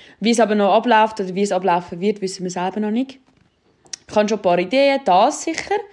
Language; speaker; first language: German; native; German